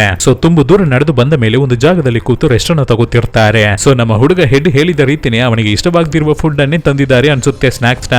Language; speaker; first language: Kannada; native; Kannada